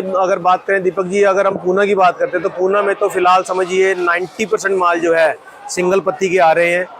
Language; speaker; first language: Hindi; native; Hindi